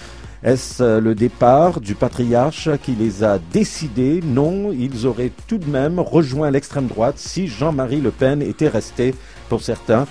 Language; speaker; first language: French; native; French